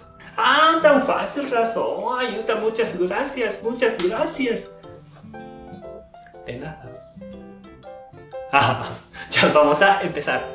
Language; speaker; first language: Spanish; non-native, learner; Japanese